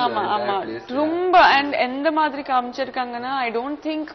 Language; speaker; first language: Tamil; non-native, fluent; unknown